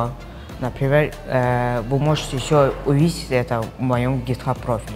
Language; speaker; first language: Russian; non-native, local second language; Uzbek